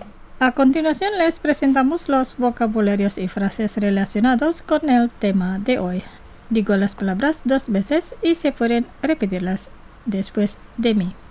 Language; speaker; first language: Spanish; non-native, fluent; Indonesian